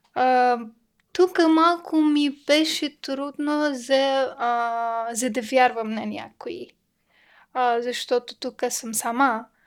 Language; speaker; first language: Bulgarian; non-native, learner; Persian